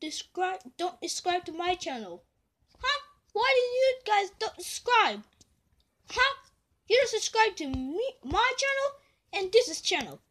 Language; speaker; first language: English; native; English